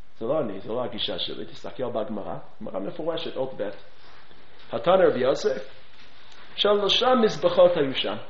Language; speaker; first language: Hebrew; non-native, fluent; English